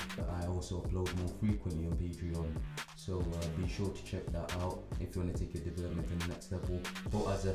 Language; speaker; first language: English; native; English